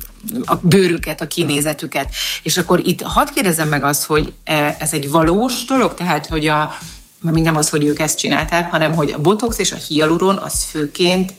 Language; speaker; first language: Hungarian; native; Hungarian